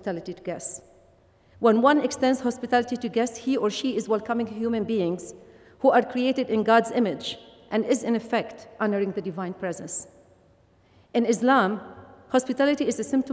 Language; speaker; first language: English; non-native, fluent; Arabic